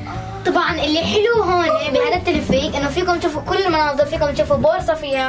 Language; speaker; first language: Arabic; native; Arabic